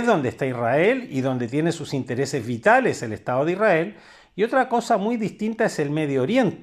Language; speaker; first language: Spanish; native; Spanish